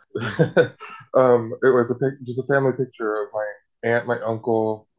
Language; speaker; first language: English; native; English